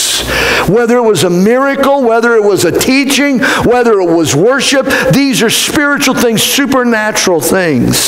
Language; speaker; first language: English; native; English